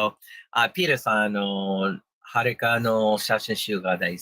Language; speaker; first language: Japanese; non-native, learner; English